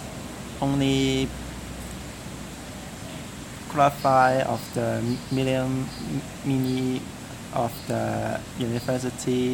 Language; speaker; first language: English; non-native, learner; Cantonese